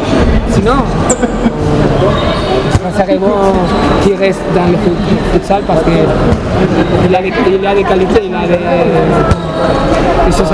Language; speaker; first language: French; non-native, fluent; Spanish